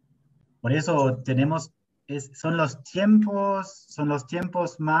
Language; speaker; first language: Spanish; non-native, fluent; German